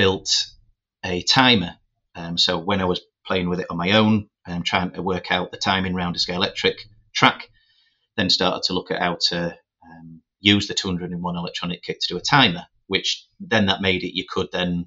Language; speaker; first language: English; native; English